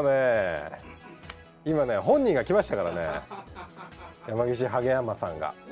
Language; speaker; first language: Japanese; native; Japanese